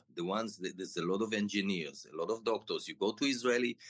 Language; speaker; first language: English; non-native, fluent; Hebrew